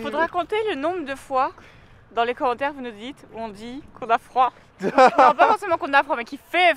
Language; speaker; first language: French; native; French